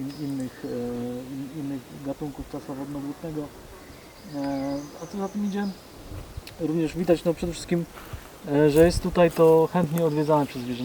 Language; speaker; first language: Polish; native; Polish